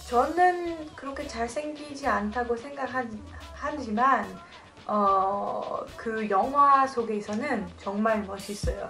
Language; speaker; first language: Korean; non-native, fluent; French